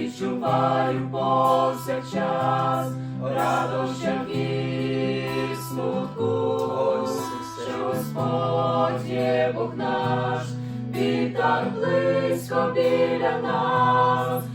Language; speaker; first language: Ukrainian; non-native, local second language; Russian